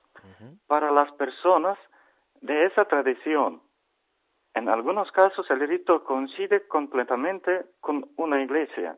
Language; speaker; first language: Spanish; non-native, learner; Ukrainian